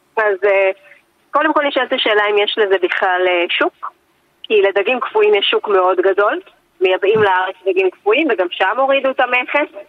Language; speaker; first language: Hebrew; native; Hebrew